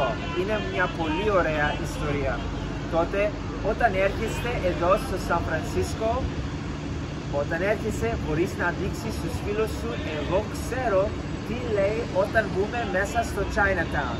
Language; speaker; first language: Greek; early bilingual, heritage; English